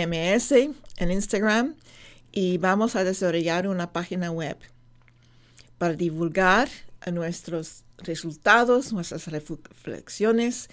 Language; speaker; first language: Spanish; non-native, fluent; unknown